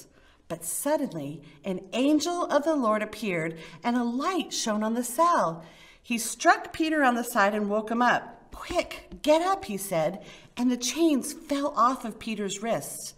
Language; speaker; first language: English; native; English